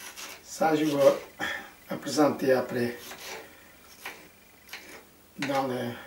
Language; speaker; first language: French; non-native, fluent; Portuguese